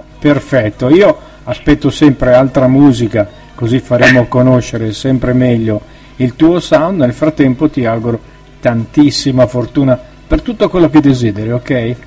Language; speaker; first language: Italian; native; Italian